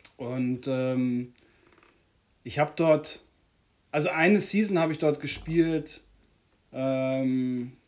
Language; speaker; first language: German; native; German